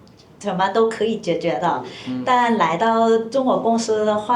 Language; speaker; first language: Chinese; non-native, fluent; Thai